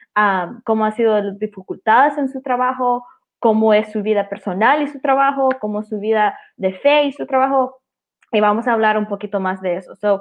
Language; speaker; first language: Spanish; early bilingual, heritage; Spanish